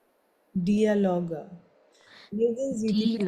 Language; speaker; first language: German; non-native, fluent; Hindi